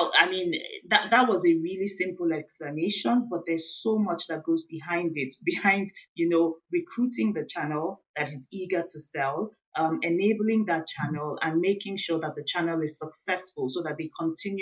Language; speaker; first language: English; non-native, local second language; Igbo